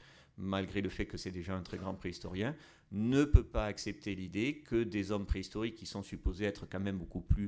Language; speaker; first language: French; native; French